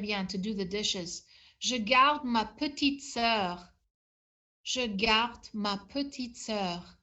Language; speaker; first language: French; non-native, fluent; English